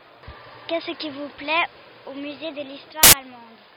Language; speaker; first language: French; non-native, fluent; German